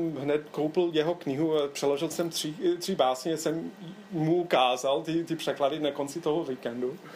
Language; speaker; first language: Czech; non-native, fluent; English